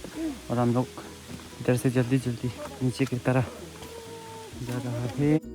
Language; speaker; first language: Hindi; non-native, local second language; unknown